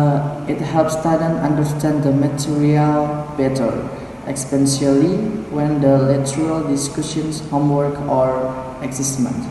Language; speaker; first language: English; non-native, learner; Indonesian